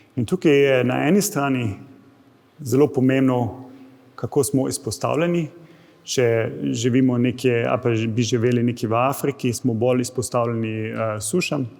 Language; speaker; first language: Slovenian; non-native, fluent; German